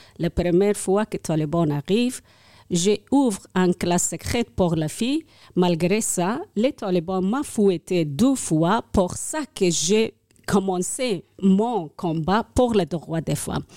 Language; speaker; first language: French; non-native, learner; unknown